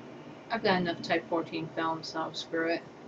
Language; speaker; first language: English; native; English